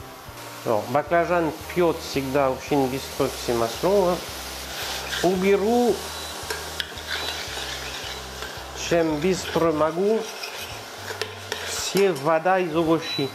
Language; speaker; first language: Russian; non-native, learner; French